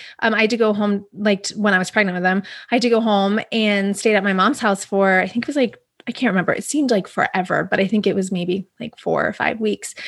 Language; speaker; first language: English; native; English